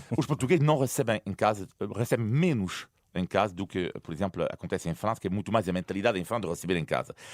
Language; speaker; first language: Portuguese; non-native, fluent; French